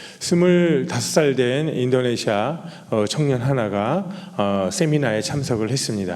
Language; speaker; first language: Korean; native; Korean